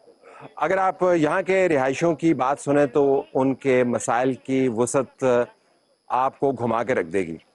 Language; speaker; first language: Urdu; native; Urdu